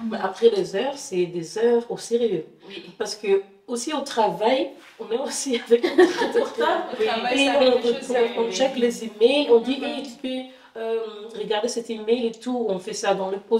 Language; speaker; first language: French; non-native, fluent; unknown